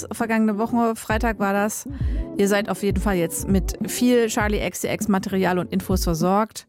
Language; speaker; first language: German; native; German